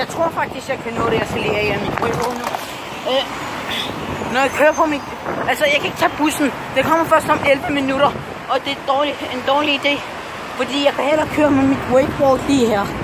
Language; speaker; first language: Danish; non-native, local second language; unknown